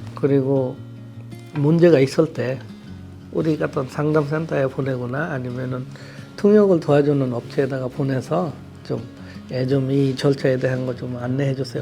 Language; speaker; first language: Korean; non-native, fluent; Bangla